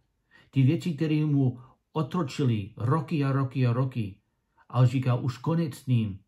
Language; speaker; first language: Czech; non-native, learner; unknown